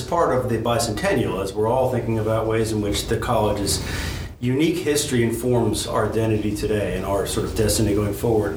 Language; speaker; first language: English; native; English